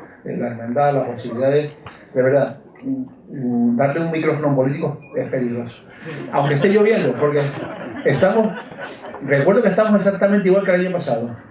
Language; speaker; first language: Spanish; native; Spanish